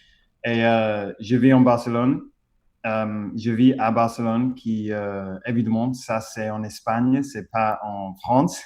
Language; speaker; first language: French; non-native, fluent; English